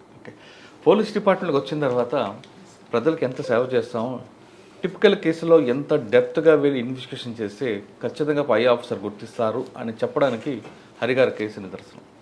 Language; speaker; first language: Telugu; native; Telugu